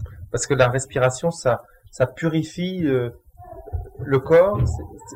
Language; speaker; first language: French; native; French